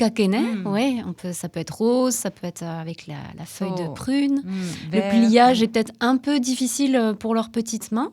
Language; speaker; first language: French; native; French